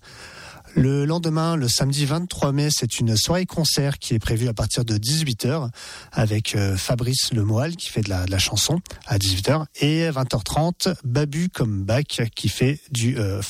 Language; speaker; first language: French; native; French